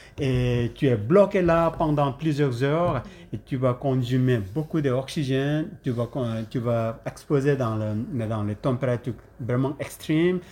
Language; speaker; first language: French; non-native, learner; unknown